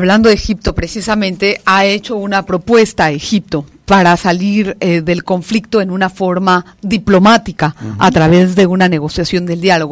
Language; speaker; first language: Spanish; native; Spanish